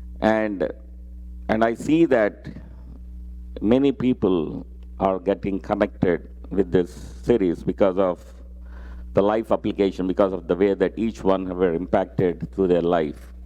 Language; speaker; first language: English; non-native, local second language; Telugu